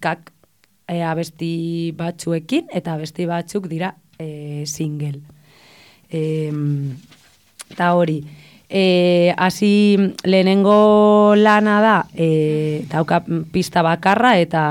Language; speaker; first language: Basque; non-native, local second language; Spanish